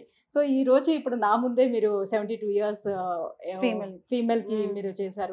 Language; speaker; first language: Telugu; native; Telugu